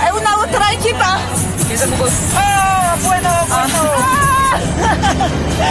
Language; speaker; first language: Spanish; non-native, learner; French